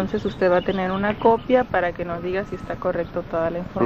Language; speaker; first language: Spanish; native; Spanish